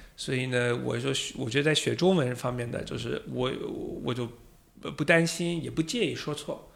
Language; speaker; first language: Chinese; non-native, fluent; English